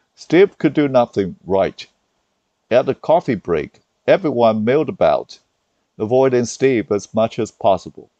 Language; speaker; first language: English; non-native, fluent; Chinese